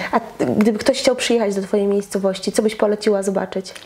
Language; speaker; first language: Polish; native; Polish